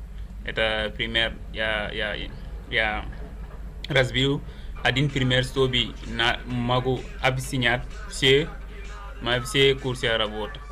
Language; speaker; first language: Russian; non-native, learner; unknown